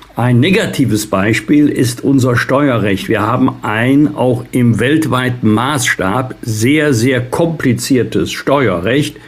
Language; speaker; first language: German; native; German